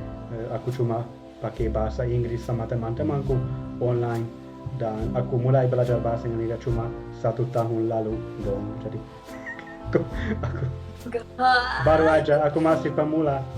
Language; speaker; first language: Indonesian; non-native, fluent; Hungarian